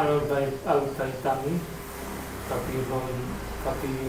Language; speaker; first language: Arabic; non-native, learner; Indonesian